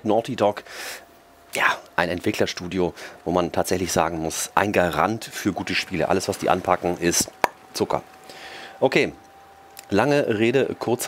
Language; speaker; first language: German; native; German